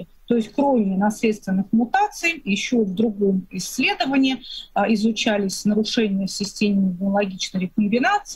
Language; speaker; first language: Russian; native; Russian